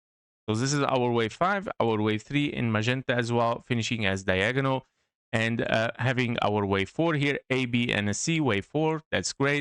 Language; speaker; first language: English; non-native, fluent; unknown